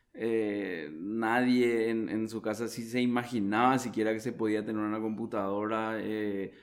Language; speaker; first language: Spanish; native; Spanish